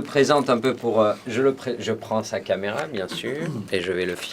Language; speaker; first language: French; native; French